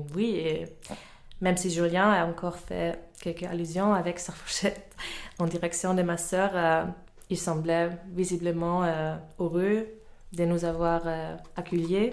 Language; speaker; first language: French; non-native, fluent; German